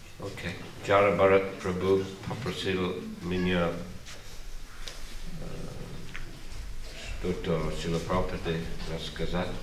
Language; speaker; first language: Russian; non-native, learner; English